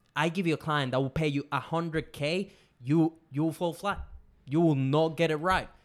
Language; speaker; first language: English; non-native, fluent; Spanish